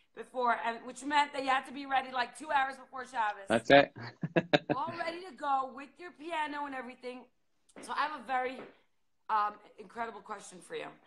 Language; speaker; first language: English; native; English